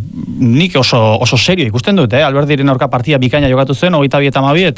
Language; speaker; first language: Basque; native; Basque